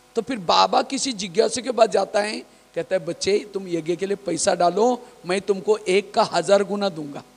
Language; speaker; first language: Hindi; non-native, local second language; Marathi